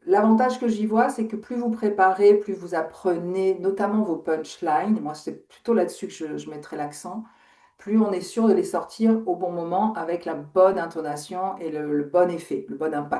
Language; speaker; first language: French; native; French